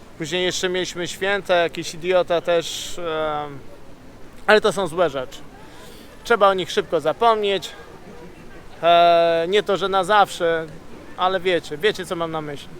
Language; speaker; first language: Polish; native; Polish